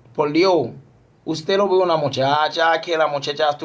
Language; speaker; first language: Spanish; non-native, learner; Haitian Creole